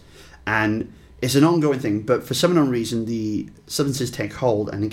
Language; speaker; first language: English; native; English